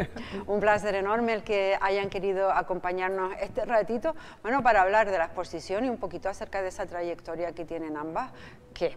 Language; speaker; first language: Spanish; native; Spanish